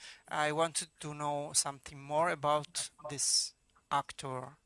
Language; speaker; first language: English; non-native, fluent; Italian